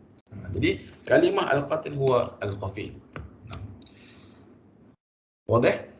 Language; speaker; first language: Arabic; non-native, fluent; Malay